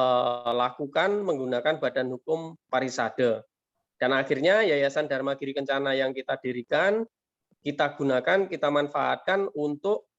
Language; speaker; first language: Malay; non-native, local second language; Javanese